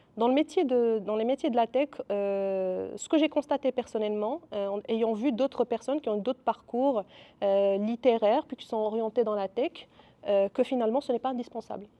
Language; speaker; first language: French; non-native, local second language; Arabic